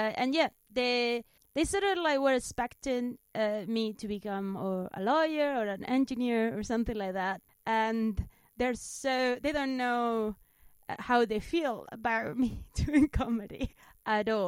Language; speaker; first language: English; non-native, fluent; Spanish